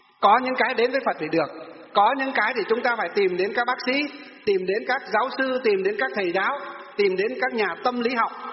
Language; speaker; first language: Vietnamese; native; Vietnamese